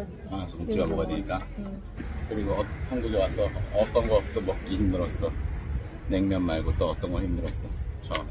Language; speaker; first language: Korean; native; Korean